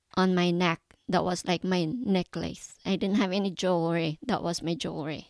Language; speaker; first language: English; non-native, local second language; Cebuano